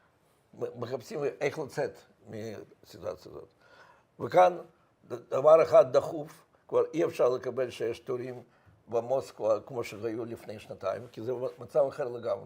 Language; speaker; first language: Hebrew; non-native, fluent; Russian